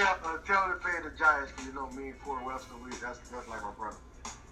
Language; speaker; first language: English; native; English